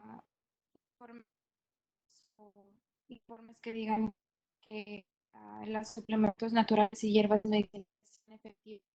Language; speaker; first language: Spanish; non-native, learner; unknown